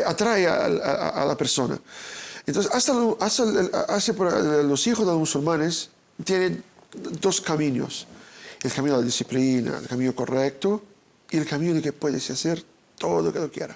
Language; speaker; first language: Spanish; non-native, fluent; Portuguese